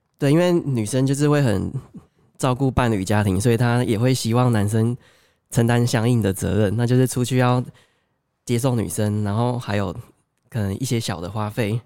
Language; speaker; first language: Chinese; native; Chinese